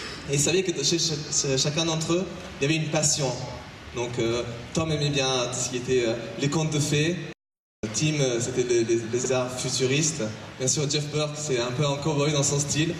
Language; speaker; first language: French; native; French